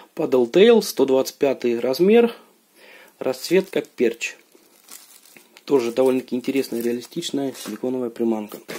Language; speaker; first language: Russian; native; Russian